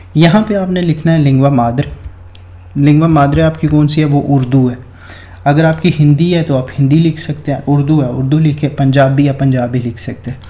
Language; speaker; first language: Urdu; non-native, local second language; Punjabi